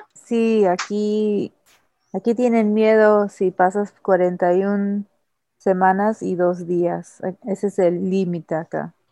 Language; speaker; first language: Spanish; early bilingual, heritage; Spanish